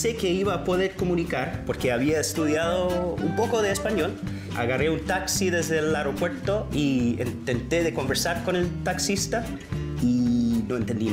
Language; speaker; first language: Spanish; non-native, fluent; English